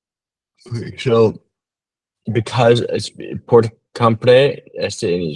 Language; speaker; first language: Spanish; non-native, learner; English